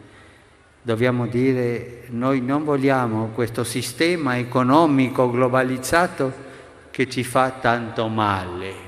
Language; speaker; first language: Italian; non-native, fluent; Spanish